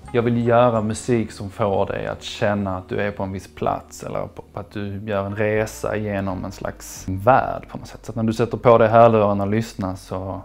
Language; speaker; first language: Swedish; native; Swedish